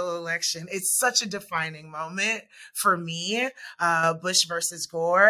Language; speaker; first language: English; native; English